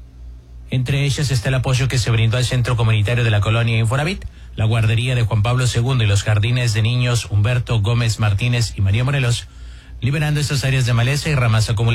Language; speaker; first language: Spanish; native; Spanish